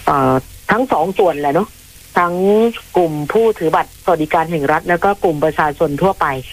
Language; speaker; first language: Thai; native; Thai